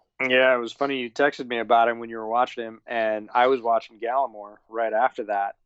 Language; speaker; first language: English; native; English